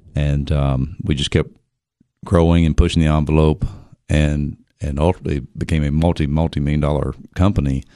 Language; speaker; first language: English; native; English